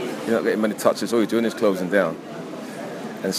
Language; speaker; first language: English; native; English